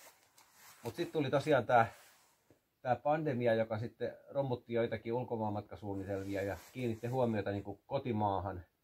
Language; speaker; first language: Finnish; native; Finnish